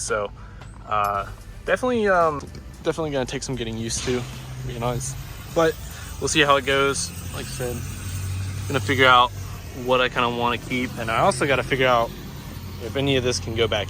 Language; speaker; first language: English; native; English